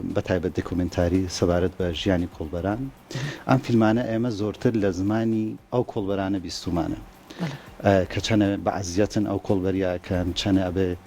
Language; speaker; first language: Central Kurdish; non-native, local second language; Gurani